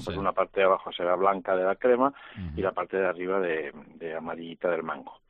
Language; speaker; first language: Spanish; native; Spanish